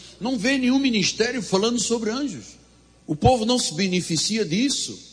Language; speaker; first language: Portuguese; native; Portuguese